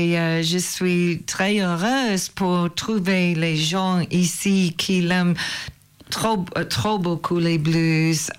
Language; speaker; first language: French; non-native, learner; English